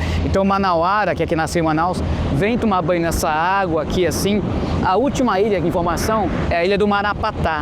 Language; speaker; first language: Portuguese; native; Portuguese